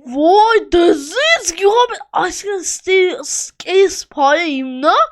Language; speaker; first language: Armenian; native; Armenian